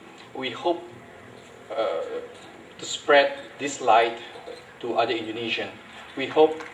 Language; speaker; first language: English; non-native, fluent; Indonesian